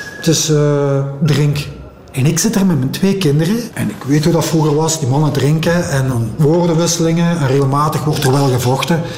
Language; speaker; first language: Dutch; native; Dutch